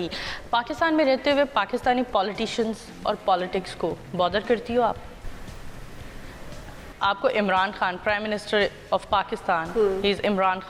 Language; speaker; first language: Hindi; native; Hindi